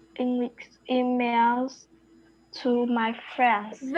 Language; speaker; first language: English; non-native, learner; Vietnamese